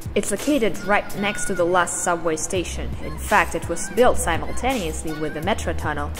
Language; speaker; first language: English; non-native, fluent; Russian